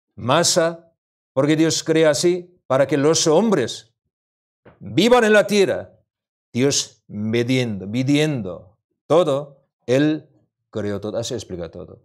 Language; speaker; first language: Spanish; non-native, learner; Korean